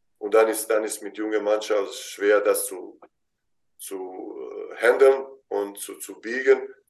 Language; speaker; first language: German; non-native, fluent; Bosnian